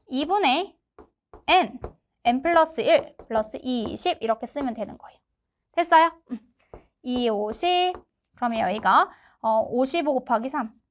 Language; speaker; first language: Korean; native; Korean